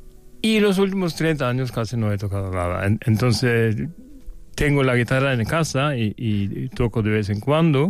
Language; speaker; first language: Spanish; non-native, fluent; Norwegian